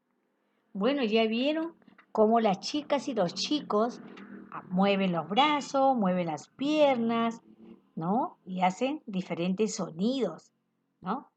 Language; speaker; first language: Spanish; native; Spanish